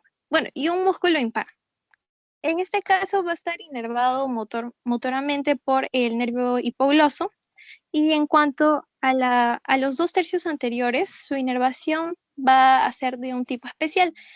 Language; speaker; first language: Spanish; native; Spanish